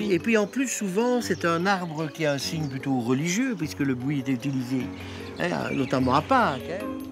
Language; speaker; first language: French; native; French